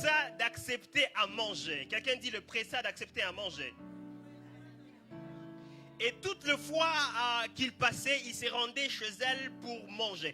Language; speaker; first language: French; native; French